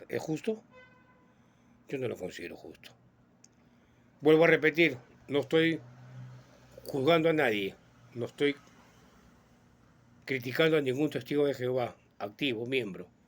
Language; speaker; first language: Spanish; native; Spanish